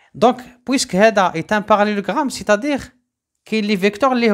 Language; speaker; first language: French; non-native, local second language; Arabic